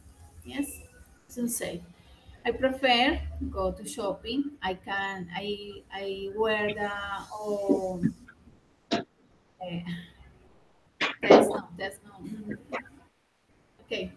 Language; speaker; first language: English; non-native, learner; Spanish